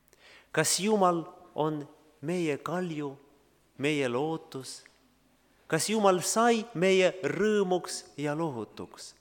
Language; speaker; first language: Estonian; non-native, learner; Russian